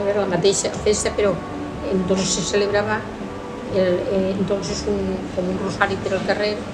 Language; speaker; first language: Spanish; non-native, local second language; Catalan